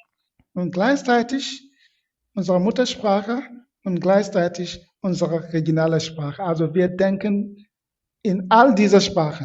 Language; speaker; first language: German; non-native, fluent; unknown